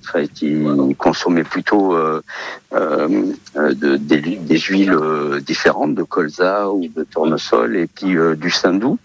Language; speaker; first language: French; early bilingual, other home language; Portuguese